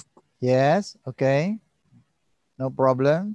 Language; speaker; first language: English; non-native, learner; Indonesian